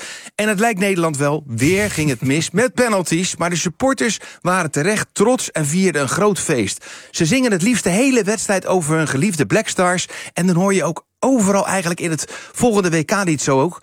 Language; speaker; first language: Dutch; native; Dutch